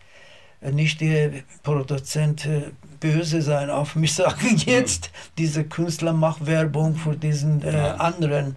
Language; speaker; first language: German; non-native, learner; Azerbaijani